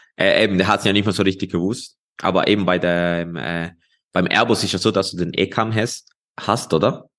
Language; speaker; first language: German; non-native, fluent; Spanish